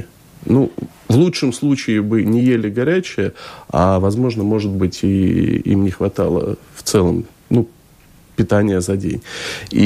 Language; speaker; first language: Russian; native; Russian